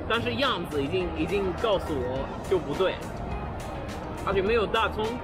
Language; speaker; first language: Chinese; non-native, fluent; Spanish